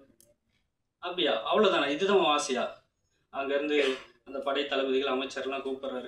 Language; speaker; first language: Tamil; native; Tamil